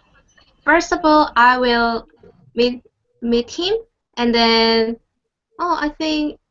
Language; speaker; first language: English; non-native, learner; Korean